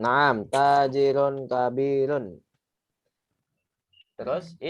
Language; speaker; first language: Arabic; non-native, fluent; Indonesian